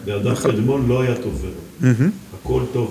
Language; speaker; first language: Hebrew; native; Hebrew